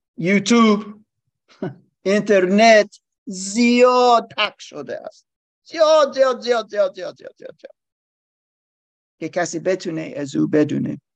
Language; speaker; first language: Persian; non-native, learner; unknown